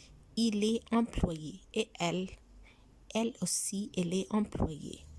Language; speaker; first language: French; non-native, fluent; Arabic